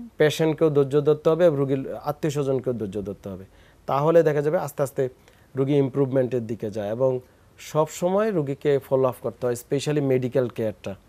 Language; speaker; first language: Bangla; native; Bangla